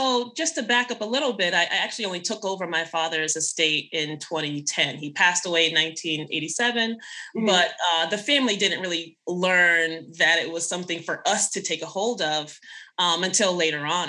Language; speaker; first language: English; native; English